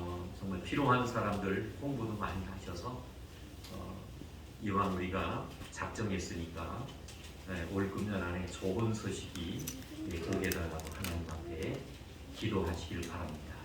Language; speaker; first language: Korean; native; Korean